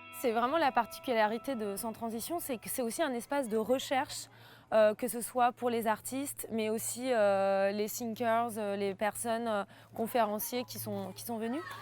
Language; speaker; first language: French; native; French